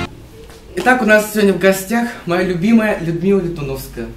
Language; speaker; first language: Russian; native; Russian